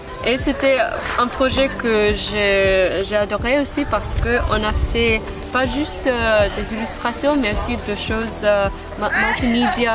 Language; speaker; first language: French; non-native, fluent; Maltese